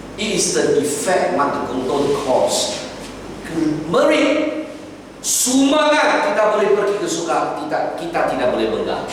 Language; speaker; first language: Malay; non-native, local second language; Chinese